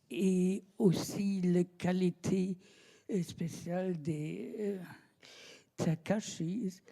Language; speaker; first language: French; non-native, learner; German